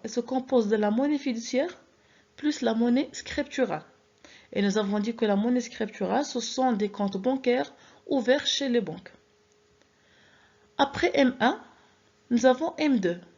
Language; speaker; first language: French; non-native, local second language; Arabic